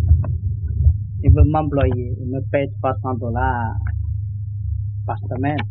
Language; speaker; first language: French; non-native, learner; Vietnamese